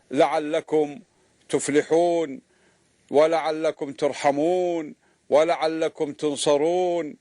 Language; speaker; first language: Arabic; native; Arabic